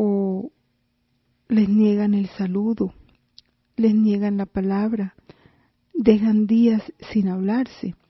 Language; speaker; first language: Spanish; native; Spanish